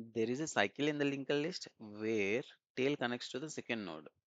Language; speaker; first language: English; non-native, local second language; Telugu